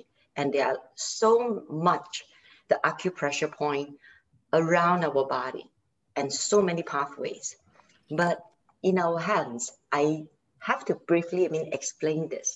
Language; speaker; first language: English; non-native, local second language; Chinese